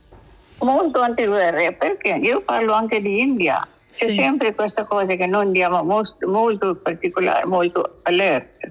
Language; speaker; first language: Italian; non-native, learner; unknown